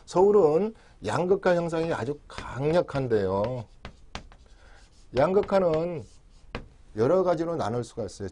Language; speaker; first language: Korean; native; Korean